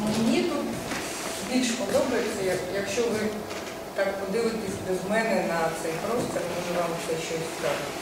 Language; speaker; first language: Ukrainian; non-native, local second language; Russian